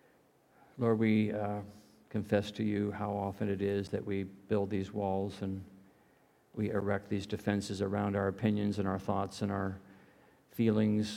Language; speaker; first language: English; native; English